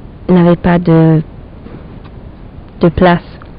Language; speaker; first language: French; non-native, learner; English